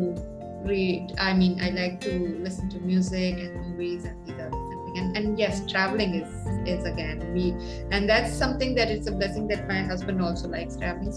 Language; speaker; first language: English; non-native, local second language; Urdu